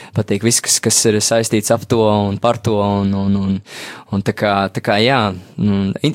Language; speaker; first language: Latvian; native; Latvian